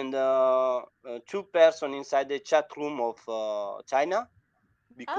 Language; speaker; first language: English; non-native, learner; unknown